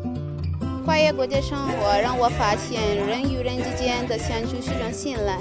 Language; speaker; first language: Chinese; non-native, fluent; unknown